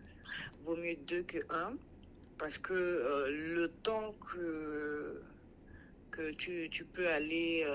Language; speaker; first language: French; non-native, local second language; Sango